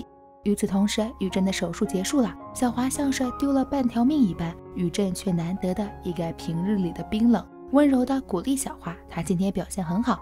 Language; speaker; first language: Chinese; native; Chinese